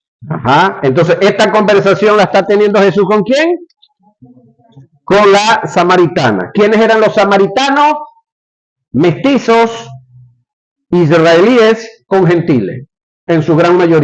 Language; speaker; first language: Spanish; native; Spanish